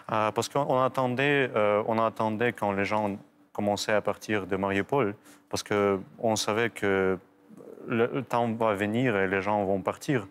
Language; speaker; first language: French; non-native, fluent; Ukrainian